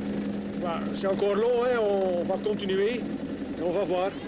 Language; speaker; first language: French; non-native, local second language; Dutch